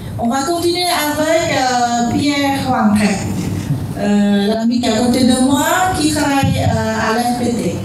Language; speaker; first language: French; non-native, fluent; Vietnamese